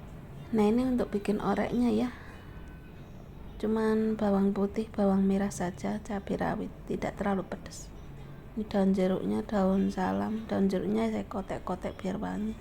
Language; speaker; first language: Indonesian; native; Indonesian